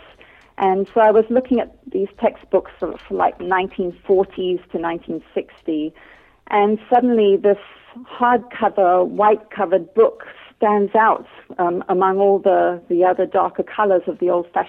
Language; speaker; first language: English; native; English